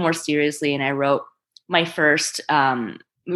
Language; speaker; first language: English; early bilingual, other home language; Chinese